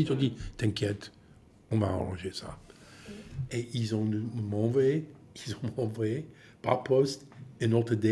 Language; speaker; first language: French; non-native, fluent; English